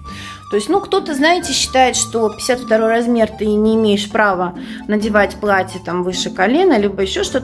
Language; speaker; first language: Russian; native; Russian